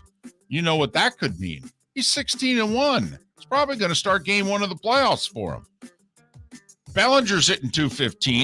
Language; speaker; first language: English; native; English